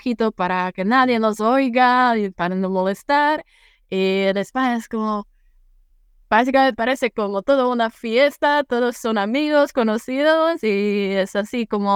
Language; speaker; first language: Spanish; non-native, fluent; Czech